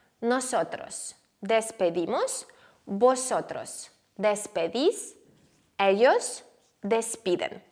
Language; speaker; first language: Spanish; non-native, fluent; Ukrainian